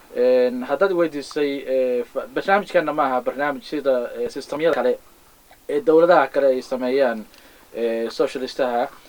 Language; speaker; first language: Somali; native; Somali